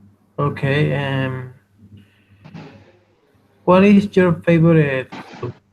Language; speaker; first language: English; non-native, learner; Spanish